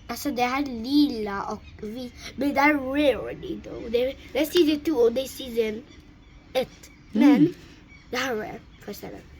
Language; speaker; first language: Swedish; early bilingual, other home language; Bangla